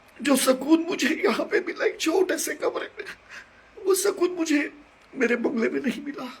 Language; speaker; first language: Hindi; native; Hindi